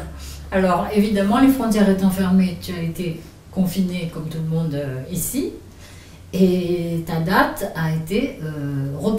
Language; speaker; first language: French; native; French